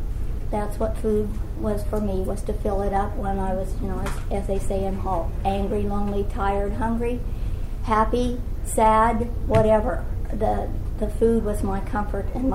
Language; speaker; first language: English; native; English